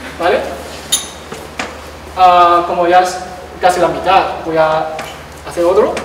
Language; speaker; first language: Spanish; non-native, learner; Chinese